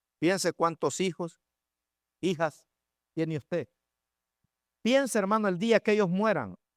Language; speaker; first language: Spanish; native; Spanish